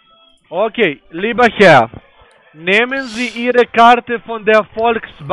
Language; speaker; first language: German; non-native, learner; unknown